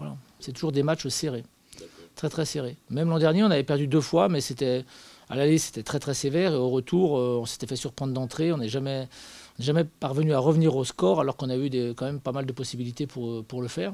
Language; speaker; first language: French; native; French